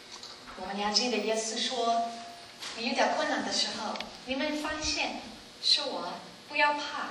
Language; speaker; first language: Chinese; non-native, learner; English